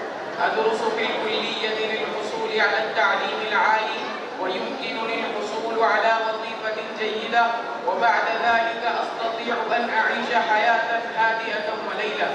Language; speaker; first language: Arabic; non-native, learner; Urdu